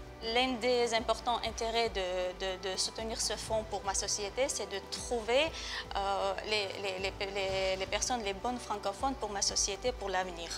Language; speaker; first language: French; non-native, fluent; Georgian